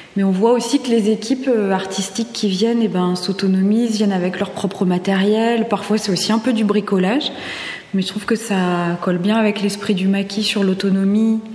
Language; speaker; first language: French; native; French